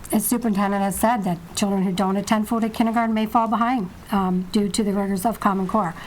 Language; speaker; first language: English; native; English